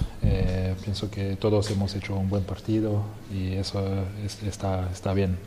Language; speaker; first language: Spanish; non-native, fluent; French